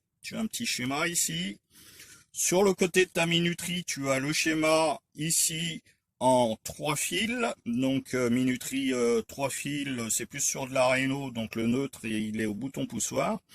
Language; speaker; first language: French; native; French